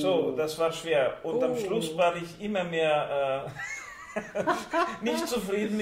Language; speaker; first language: German; non-native, fluent; Hungarian